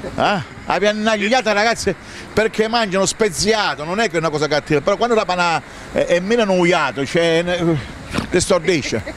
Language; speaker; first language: Italian; native; Italian